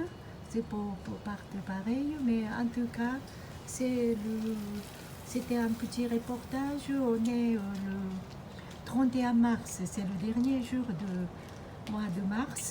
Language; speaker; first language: French; non-native, fluent; Japanese